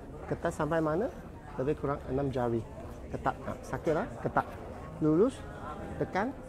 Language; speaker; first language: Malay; non-native, local second language; Cantonese